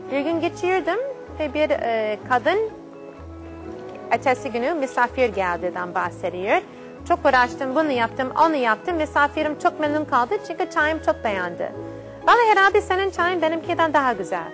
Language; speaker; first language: Turkish; non-native, fluent; English